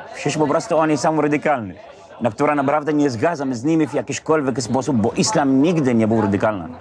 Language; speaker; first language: Polish; non-native, fluent; Arabic